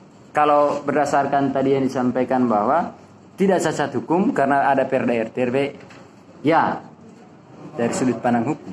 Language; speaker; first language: Indonesian; native; Indonesian